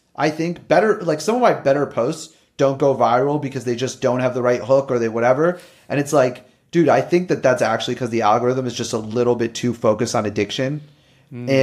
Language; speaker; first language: English; native; English